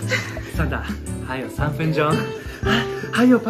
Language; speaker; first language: Chinese; non-native, learner; Japanese